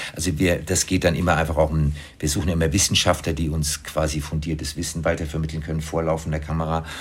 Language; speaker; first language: German; native; German